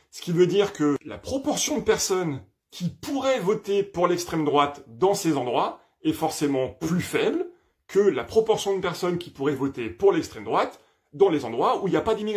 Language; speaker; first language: French; native; French